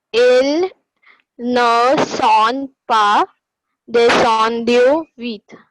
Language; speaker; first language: French; non-native, learner; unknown